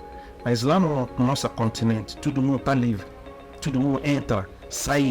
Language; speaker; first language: Portuguese; non-native, learner; Igbo